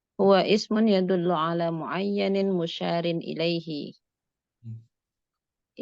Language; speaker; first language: Arabic; non-native, learner; Indonesian